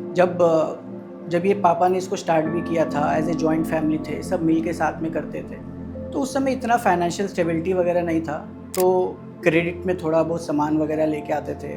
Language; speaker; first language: Hindi; non-native, local second language; Tamil